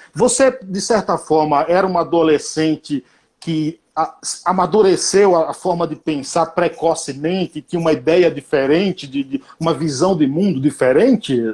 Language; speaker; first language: Portuguese; native; Portuguese